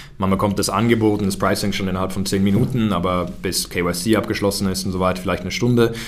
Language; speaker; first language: German; early bilingual, heritage; German